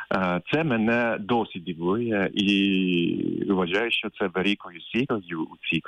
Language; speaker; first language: Ukrainian; non-native, fluent; Japanese